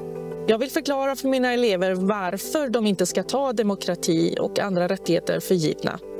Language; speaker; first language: Swedish; early bilingual, other home language; Albanian